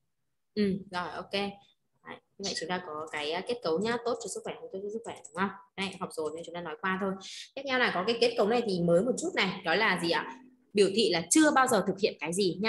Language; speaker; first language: Vietnamese; native; Vietnamese